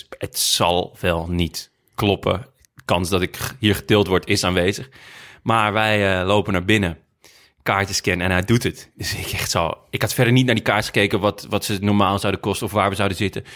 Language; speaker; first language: Dutch; native; Dutch